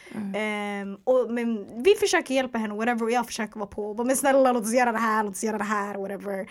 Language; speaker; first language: Swedish; early bilingual, other home language; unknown